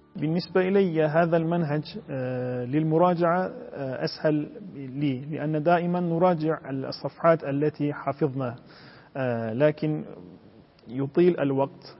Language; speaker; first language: Arabic; non-native, fluent; Turkish